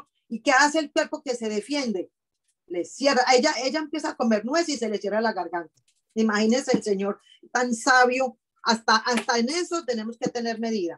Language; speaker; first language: Spanish; native; Spanish